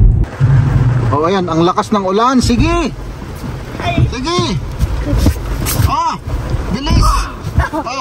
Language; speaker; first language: Filipino; non-native, local second language; Iloko